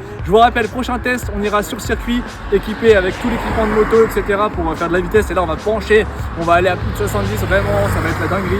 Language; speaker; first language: French; native; French